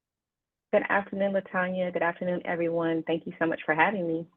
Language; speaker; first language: English; native; English